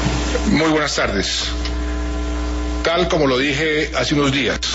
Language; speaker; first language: Spanish; native; Spanish